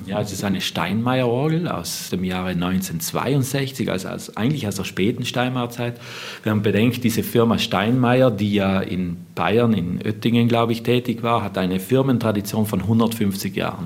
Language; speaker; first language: German; native; German